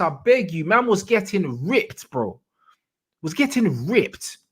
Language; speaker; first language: English; native; English